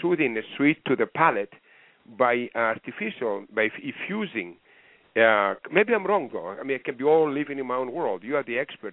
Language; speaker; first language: English; non-native, fluent; Greek